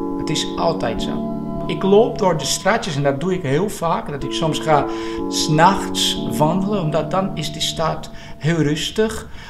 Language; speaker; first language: Dutch; non-native, fluent; Portuguese